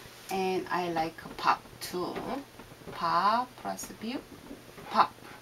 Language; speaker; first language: English; non-native, learner; Korean